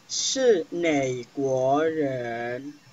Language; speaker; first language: Chinese; non-native, fluent; Indonesian